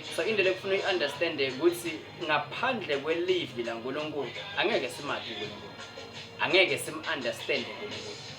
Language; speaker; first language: Zulu; non-native, local second language; Swati